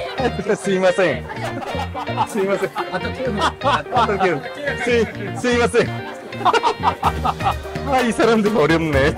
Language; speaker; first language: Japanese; non-native, learner; Korean